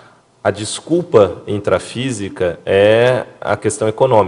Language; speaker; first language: Portuguese; native; Portuguese